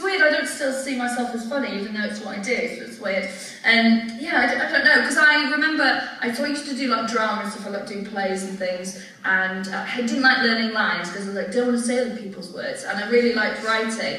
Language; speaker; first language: English; native; English